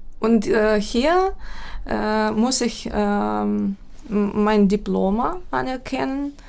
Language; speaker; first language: German; non-native, fluent; Ukrainian